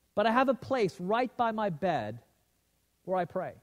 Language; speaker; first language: English; native; English